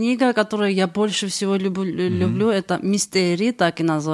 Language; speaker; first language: Russian; non-native, fluent; Georgian